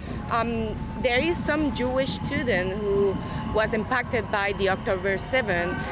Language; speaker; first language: English; non-native, fluent; French